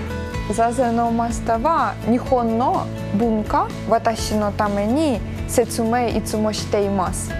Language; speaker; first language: Japanese; non-native, learner; Ukrainian